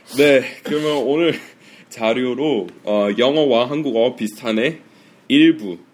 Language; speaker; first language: Korean; non-native, fluent; English